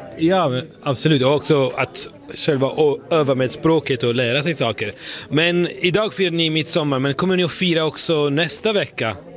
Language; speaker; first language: Swedish; non-native, fluent; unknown